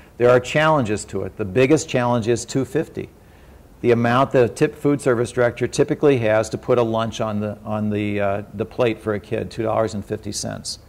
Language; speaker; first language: English; native; English